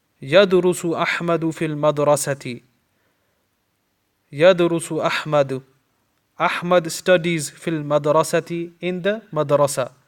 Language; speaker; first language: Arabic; non-native, fluent; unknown